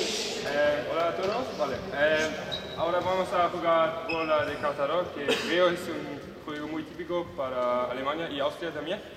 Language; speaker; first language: Spanish; non-native, learner; German